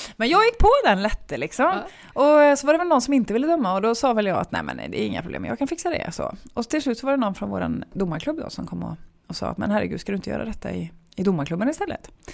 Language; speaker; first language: Swedish; native; Swedish